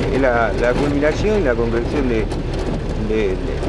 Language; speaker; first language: Spanish; native; Spanish